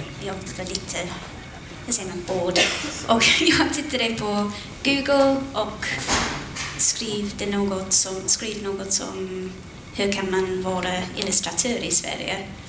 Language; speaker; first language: Swedish; non-native, learner; English